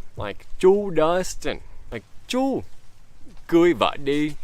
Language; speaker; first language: Vietnamese; non-native, learner; English